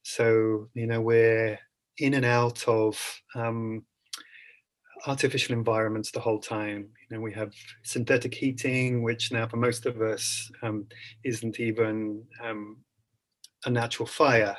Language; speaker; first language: English; native; English